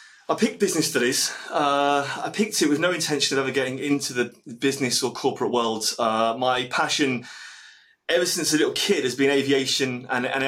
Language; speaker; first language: English; native; English